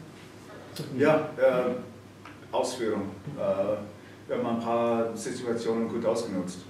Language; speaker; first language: German; non-native, fluent; English